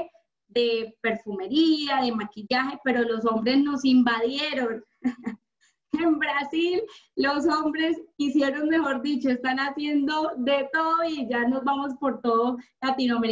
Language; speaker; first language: Spanish; native; Spanish